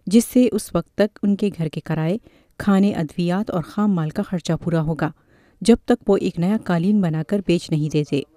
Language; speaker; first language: Urdu; native; Urdu